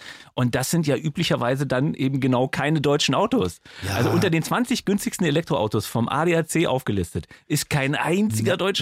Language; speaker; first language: German; native; German